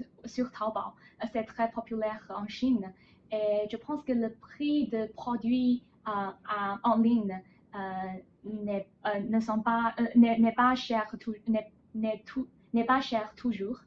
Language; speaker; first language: French; non-native, learner; Chinese